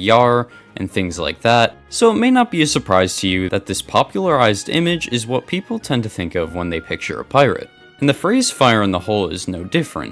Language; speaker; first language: English; native; English